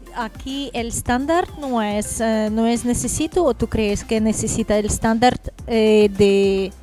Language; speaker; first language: Spanish; non-native, learner; Portuguese